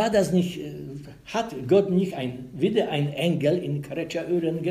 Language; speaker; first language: German; non-native, learner; Polish